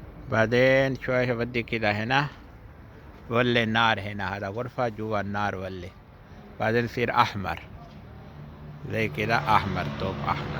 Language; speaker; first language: Arabic; non-native, learner; Urdu